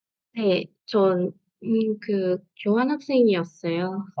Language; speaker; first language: Korean; non-native, learner; Vietnamese